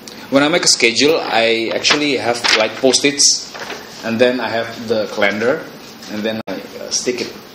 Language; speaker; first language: English; non-native, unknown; Indonesian